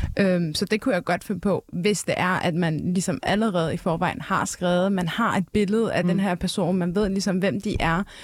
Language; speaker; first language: Danish; early bilingual, other home language; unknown